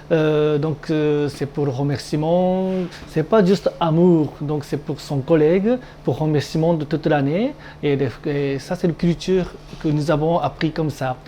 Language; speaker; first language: French; non-native, learner; Japanese